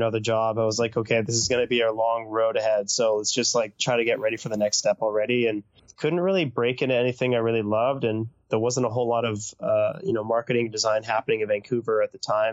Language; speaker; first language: English; native; English